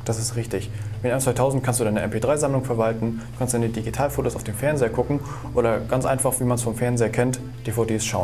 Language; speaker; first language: German; native; German